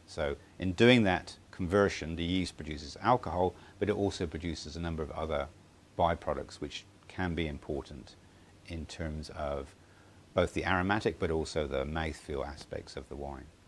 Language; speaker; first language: English; native; English